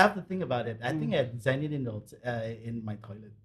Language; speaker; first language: English; non-native, fluent; Indonesian